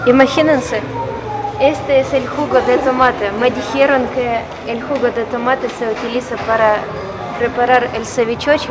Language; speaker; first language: Spanish; non-native, fluent; Ukrainian